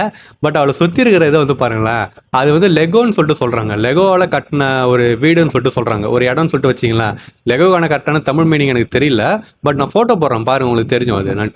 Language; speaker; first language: Tamil; native; Tamil